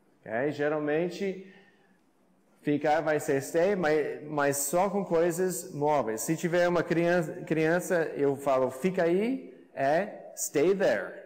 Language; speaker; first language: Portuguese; non-native, fluent; English